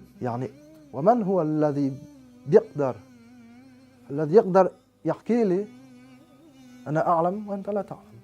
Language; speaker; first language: Arabic; non-native, fluent; French